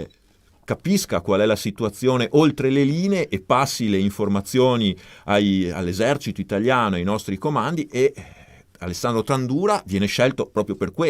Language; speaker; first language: Italian; native; Italian